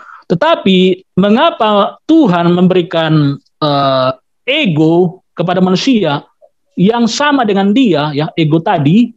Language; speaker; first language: Indonesian; native; Indonesian